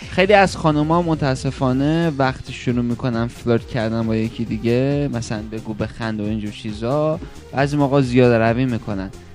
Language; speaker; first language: Persian; native; Persian